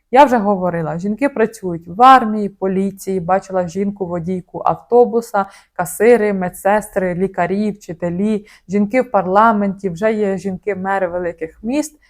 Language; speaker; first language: Ukrainian; native; Ukrainian